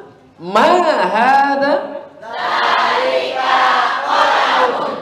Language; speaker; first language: Arabic; non-native, fluent; Indonesian